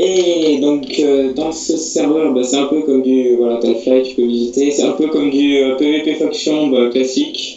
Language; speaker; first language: French; native; French